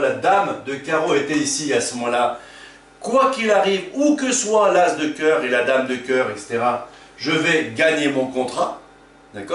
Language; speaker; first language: French; native; French